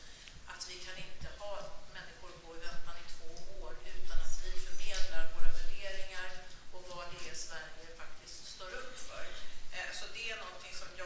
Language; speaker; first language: Swedish; native; Swedish